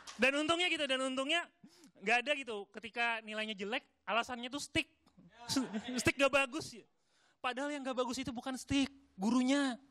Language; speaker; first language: Indonesian; native; Indonesian